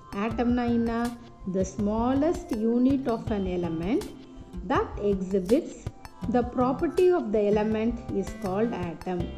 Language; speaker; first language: English; non-native, local second language; Tamil